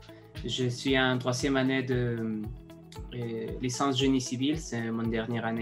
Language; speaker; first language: French; non-native, fluent; Spanish